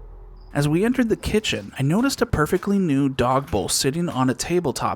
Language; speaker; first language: English; native; English